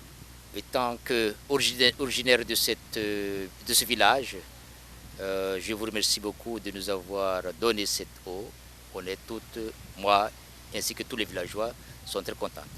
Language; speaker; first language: French; non-native, local second language; Malagasy